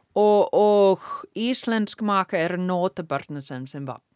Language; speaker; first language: Icelandic; non-native, learner; English